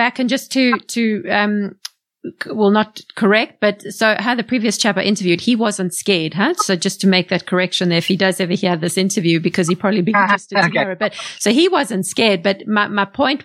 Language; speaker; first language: English; native; English